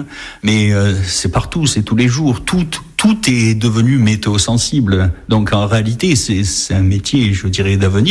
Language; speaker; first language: French; native; French